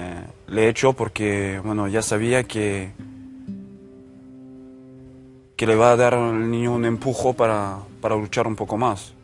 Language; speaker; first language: Spanish; non-native, fluent; French